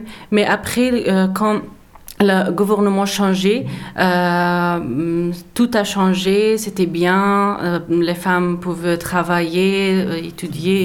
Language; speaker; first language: French; non-native, learner; Persian